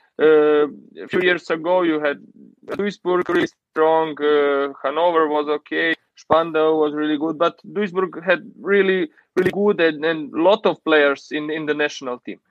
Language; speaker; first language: English; non-native, learner; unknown